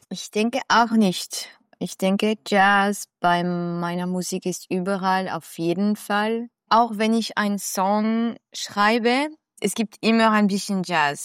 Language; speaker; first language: German; non-native, fluent; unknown